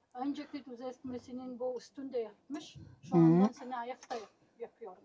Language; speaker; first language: Turkish; non-native, learner; Mongolian